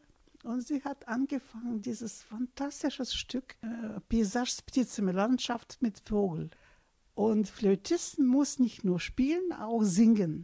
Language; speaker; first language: German; non-native, fluent; Russian